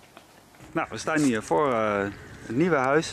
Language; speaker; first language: Dutch; native; Dutch